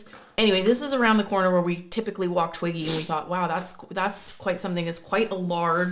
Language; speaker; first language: English; native; English